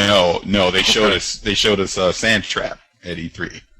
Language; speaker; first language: English; native; English